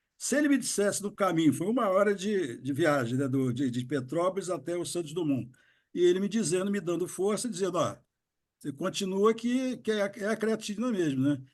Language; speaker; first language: Portuguese; native; Portuguese